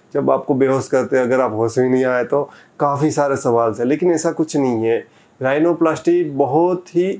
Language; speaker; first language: Hindi; non-native, local second language; Gujarati